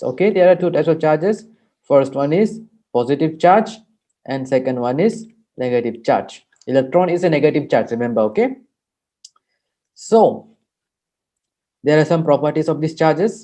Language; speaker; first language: English; non-native, local second language; Hindi